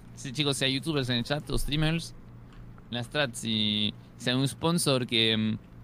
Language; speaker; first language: Spanish; non-native, fluent; French